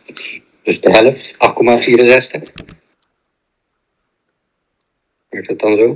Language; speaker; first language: Dutch; native; Dutch